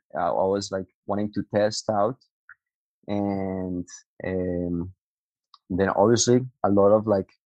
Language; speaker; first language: English; non-native, fluent; Spanish